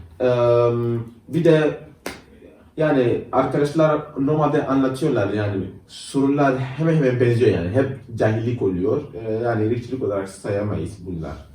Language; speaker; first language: Turkish; non-native, fluent; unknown